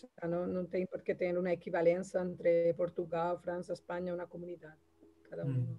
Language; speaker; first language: Portuguese; non-native, learner; Spanish